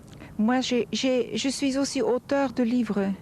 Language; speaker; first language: French; non-native, fluent; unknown